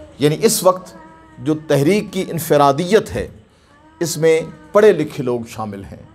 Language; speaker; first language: Urdu; non-native, local second language; Punjabi